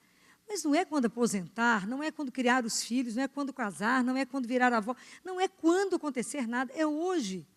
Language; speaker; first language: Portuguese; native; Portuguese